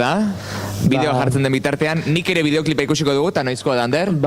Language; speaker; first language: Basque; native; Basque